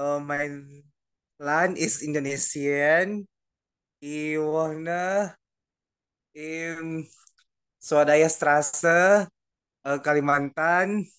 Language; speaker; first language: German; non-native, learner; Indonesian